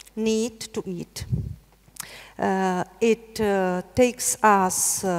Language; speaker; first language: English; non-native, learner; Czech